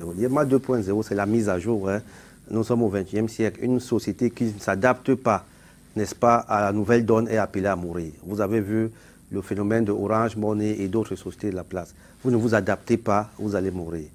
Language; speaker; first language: French; non-native, local second language; Basaa